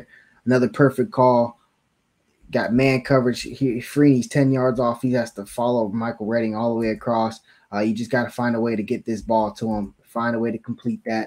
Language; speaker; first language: English; native; English